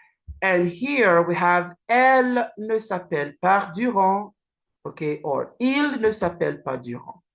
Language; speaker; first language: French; non-native, learner; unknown